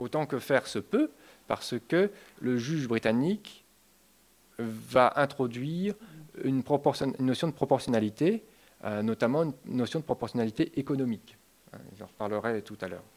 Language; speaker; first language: French; native; French